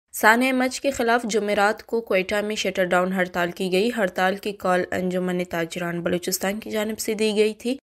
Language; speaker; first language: Urdu; non-native, local second language; Baluchi